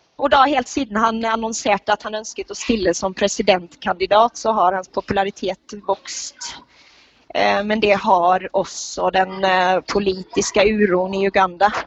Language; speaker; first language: Norwegian; native; Norwegian